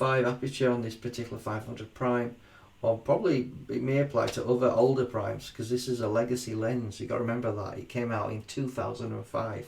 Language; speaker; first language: English; native; English